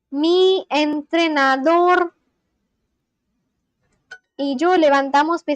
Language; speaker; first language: Spanish; non-native, learner; Bangla